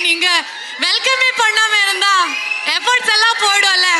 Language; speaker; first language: Tamil; non-native, learner; Kannada